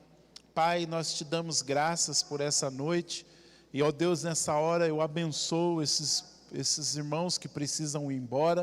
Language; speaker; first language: Portuguese; native; Portuguese